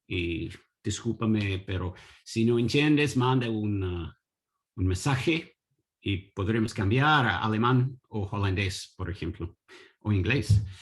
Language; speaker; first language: Spanish; non-native, learner; English